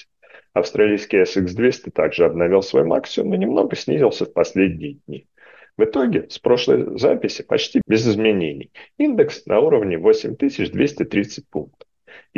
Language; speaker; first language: Russian; native; Russian